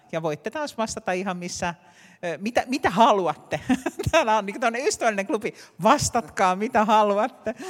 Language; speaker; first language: Finnish; native; Finnish